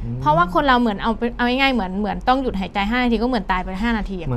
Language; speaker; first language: Thai; native; Thai